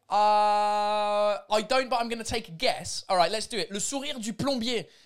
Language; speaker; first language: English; native; English